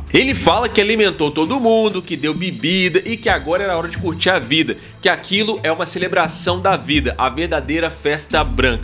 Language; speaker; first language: Portuguese; native; Portuguese